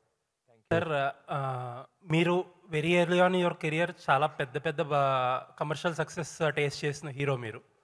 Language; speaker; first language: Telugu; native; Telugu